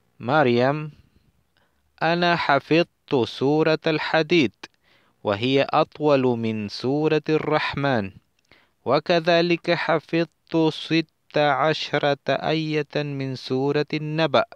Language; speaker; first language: Arabic; non-native, fluent; Spanish